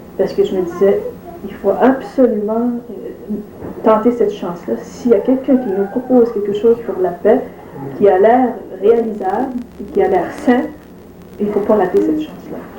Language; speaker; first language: French; native; French